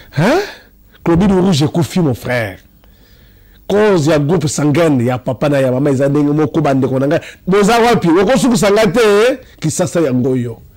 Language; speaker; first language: Lingala; non-native, local second language; Luba-Lulua